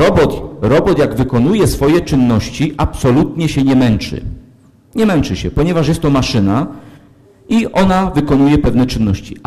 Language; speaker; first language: Polish; native; Polish